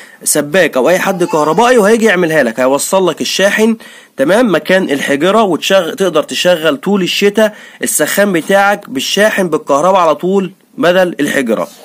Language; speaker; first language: Arabic; native; Arabic